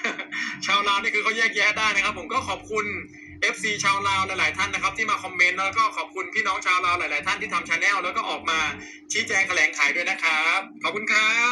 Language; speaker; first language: Thai; native; Thai